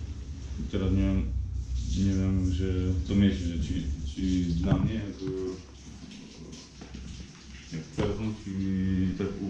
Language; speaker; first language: Polish; early bilingual, heritage; Polish